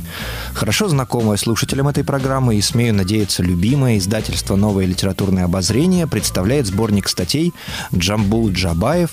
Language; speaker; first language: Russian; native; Russian